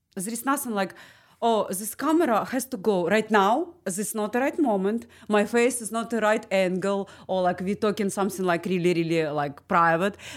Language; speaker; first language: English; non-native, learner; Ukrainian